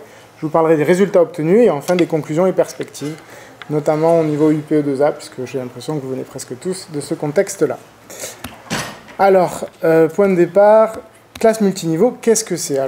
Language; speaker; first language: French; native; French